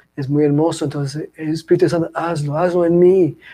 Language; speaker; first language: Spanish; non-native, fluent; English